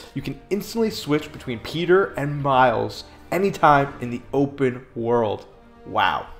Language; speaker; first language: English; native; English